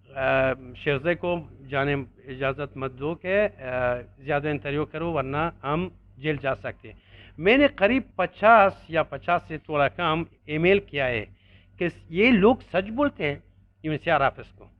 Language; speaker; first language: Hindi; non-native, learner; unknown